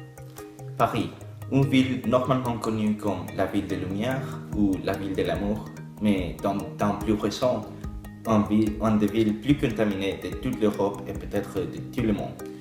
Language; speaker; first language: French; non-native, learner; English